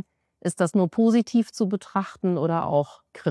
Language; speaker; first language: German; native; German